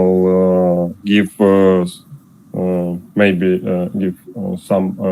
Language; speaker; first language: English; non-native, learner; Russian